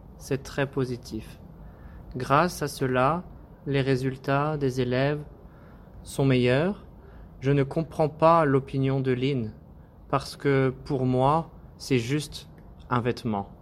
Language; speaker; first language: French; non-native, learner; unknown